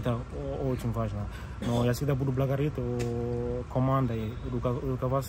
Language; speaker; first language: Russian; non-native, fluent; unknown